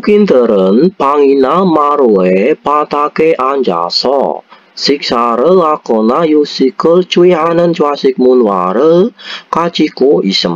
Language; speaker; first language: Korean; non-native, fluent; Indonesian